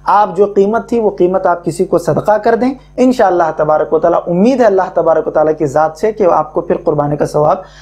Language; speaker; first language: Urdu; native; Urdu